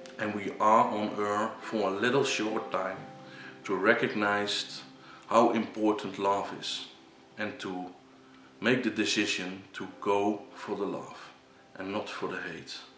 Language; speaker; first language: English; non-native, learner; Dutch